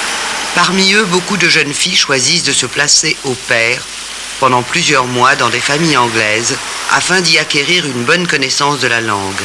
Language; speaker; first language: French; native; French